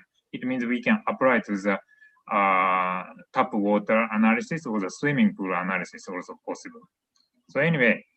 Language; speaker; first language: English; non-native, fluent; Japanese